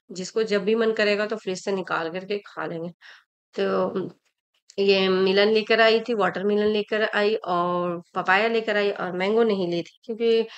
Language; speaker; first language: Hindi; native; Hindi